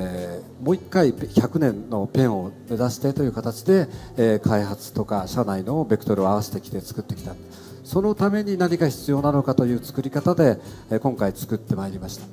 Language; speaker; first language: Japanese; native; Japanese